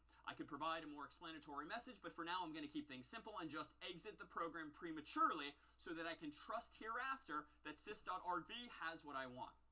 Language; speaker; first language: English; native; English